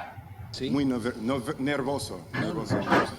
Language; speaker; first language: Spanish; non-native, learner; English